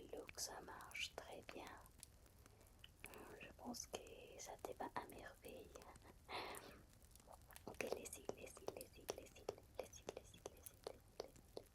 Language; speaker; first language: French; non-native, fluent; Spanish